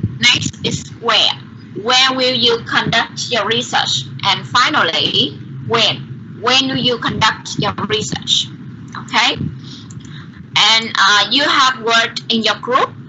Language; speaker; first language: English; non-native, learner; Vietnamese